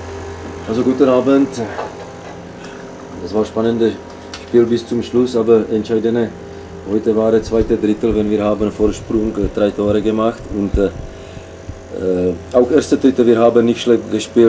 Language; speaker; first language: German; non-native, learner; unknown